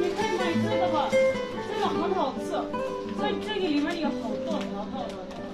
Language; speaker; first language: Chinese; non-native, learner; Nepali